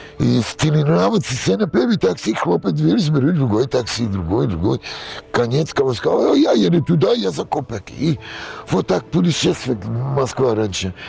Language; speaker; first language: Russian; non-native, learner; English